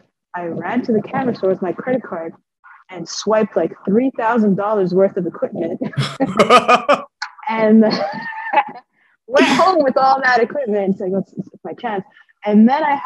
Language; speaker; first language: English; native; English